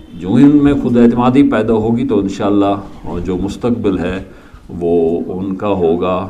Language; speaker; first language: Urdu; non-native, local second language; Kashmiri